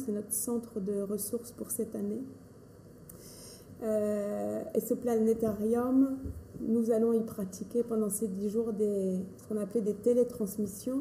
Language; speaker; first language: French; native; French